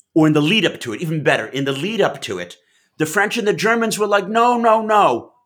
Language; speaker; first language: English; native; English